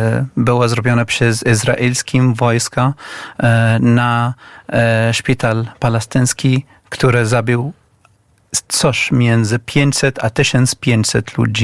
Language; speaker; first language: Polish; non-native, fluent; Arabic